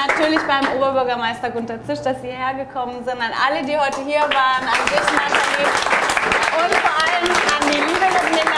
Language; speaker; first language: German; native; German